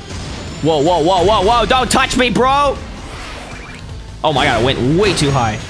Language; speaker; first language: English; native; English